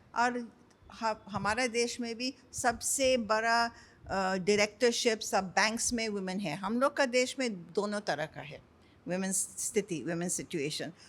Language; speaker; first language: Hindi; non-native, local second language; English